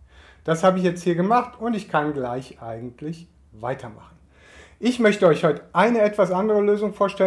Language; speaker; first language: German; native; German